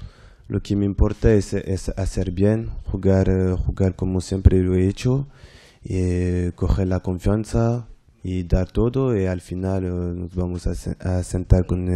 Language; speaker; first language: Spanish; non-native, fluent; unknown